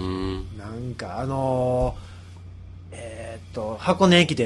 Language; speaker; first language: Japanese; native; Japanese